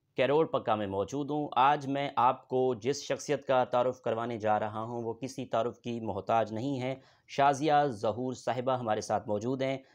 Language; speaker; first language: Urdu; non-native, local second language; Saraiki